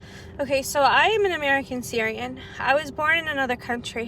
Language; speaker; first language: English; early bilingual, other home language; Arabic